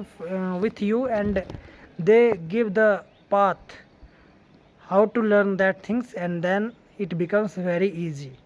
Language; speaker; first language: English; non-native, learner; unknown